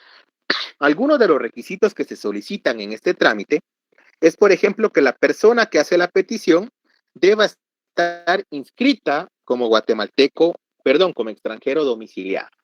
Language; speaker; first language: Spanish; native; Spanish